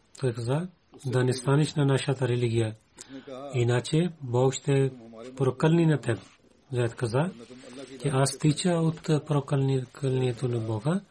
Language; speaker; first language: Bulgarian; non-native, learner; Urdu